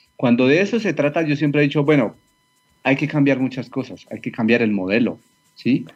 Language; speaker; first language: Spanish; native; Spanish